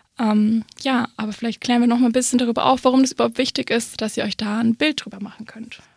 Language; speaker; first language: German; native; German